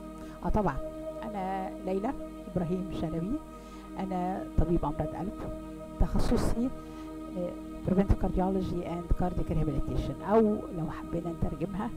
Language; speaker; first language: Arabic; native; Arabic